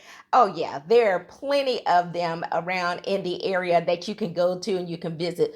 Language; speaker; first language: English; native; English